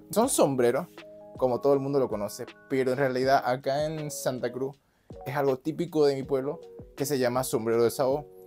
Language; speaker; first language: Spanish; native; Spanish